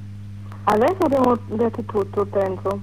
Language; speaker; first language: Italian; non-native, fluent; German